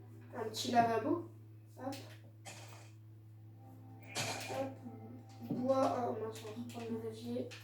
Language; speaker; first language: French; native; French